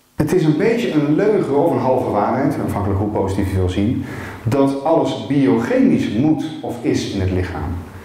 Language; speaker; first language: Dutch; native; Dutch